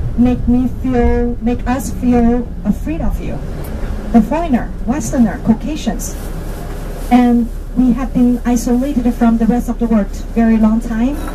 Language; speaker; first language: English; non-native, learner; Chinese